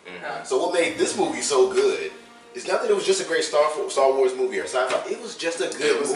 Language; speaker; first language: English; native; English